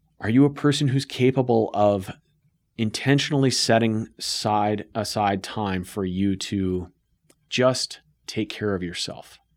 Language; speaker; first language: English; native; English